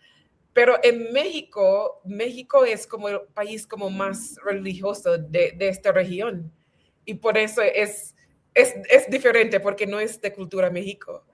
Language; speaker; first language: Spanish; non-native, fluent; English